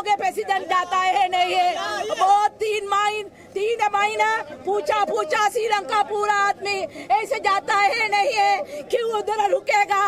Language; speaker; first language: Hindi; non-native, learner; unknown